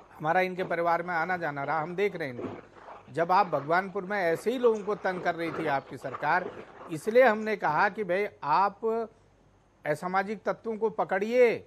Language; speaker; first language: Hindi; native; Hindi